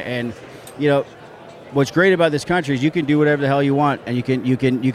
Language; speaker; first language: English; native; English